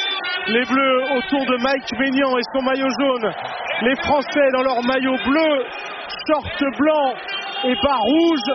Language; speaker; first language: French; native; French